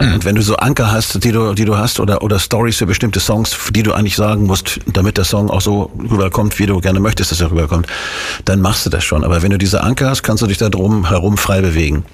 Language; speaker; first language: German; native; German